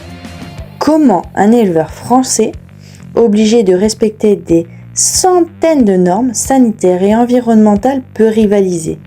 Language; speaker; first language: French; native; French